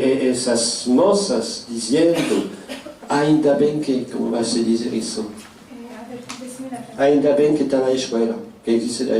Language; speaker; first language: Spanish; non-native, fluent; French